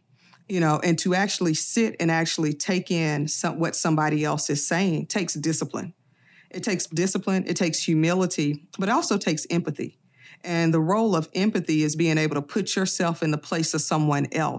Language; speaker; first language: English; native; English